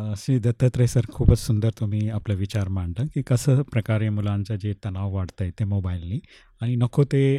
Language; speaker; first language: Marathi; non-native, local second language; Hindi